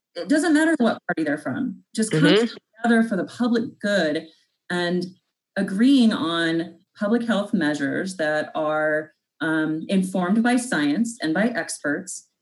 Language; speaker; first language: English; native; English